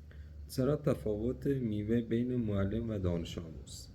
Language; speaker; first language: Persian; native; Persian